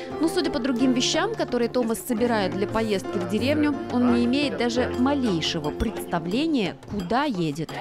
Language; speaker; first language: Russian; native; Russian